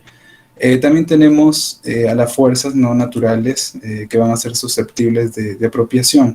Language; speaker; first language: Spanish; native; Spanish